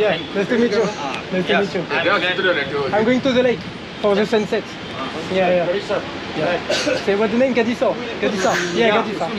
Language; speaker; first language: English; non-native, learner; French